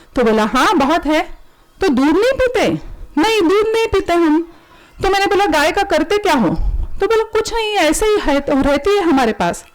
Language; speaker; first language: Hindi; non-native, local second language; Marathi